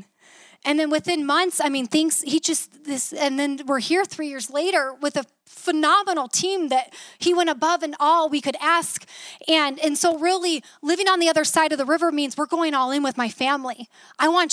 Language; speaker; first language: English; native; English